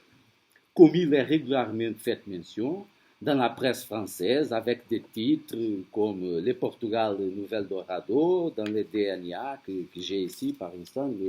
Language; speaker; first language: French; non-native, fluent; Portuguese